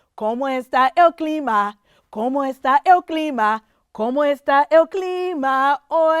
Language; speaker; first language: Spanish; non-native, fluent; English